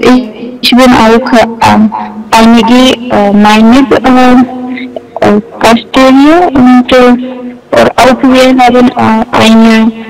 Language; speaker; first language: German; non-native, learner; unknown